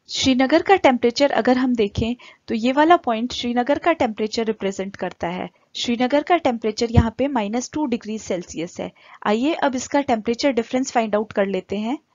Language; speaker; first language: Hindi; native; Hindi